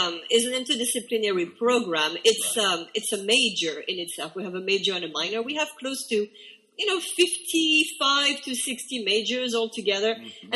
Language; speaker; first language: English; non-native, fluent; French